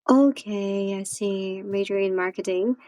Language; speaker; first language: English; non-native, fluent; Cantonese